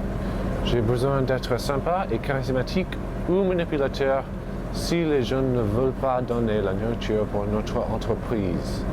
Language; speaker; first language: French; non-native, learner; English